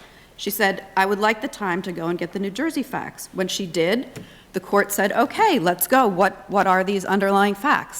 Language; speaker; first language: English; native; English